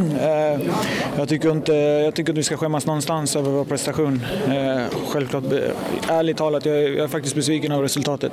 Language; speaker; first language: Swedish; early bilingual, other home language; Kurdish